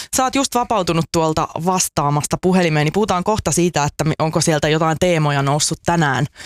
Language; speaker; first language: Finnish; native; Finnish